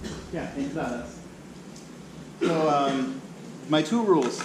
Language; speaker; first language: English; native; English